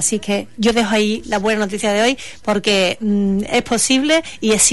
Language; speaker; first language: Spanish; native; Spanish